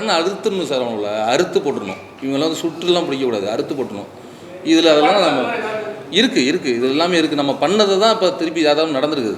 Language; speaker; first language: Tamil; native; Tamil